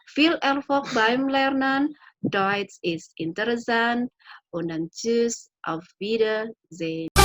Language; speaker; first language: German; non-native, fluent; Indonesian